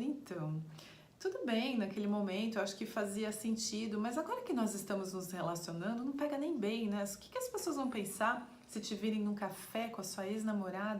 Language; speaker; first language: Portuguese; native; Portuguese